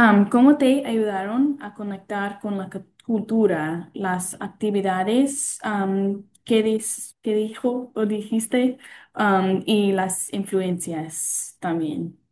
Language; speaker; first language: Spanish; non-native, learner; English